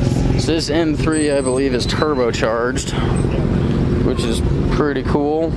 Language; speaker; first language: English; native; English